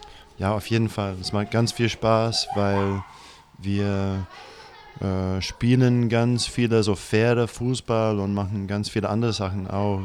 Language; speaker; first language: German; non-native, fluent; English